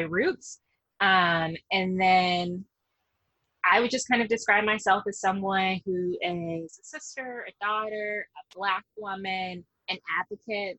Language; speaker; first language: English; native; English